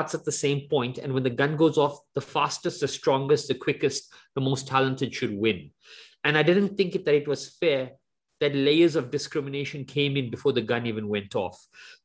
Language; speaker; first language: English; native; English